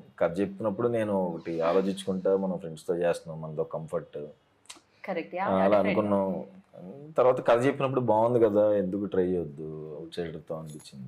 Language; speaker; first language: Telugu; native; Telugu